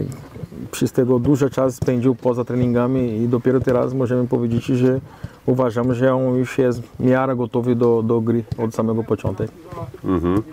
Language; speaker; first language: Polish; non-native, fluent; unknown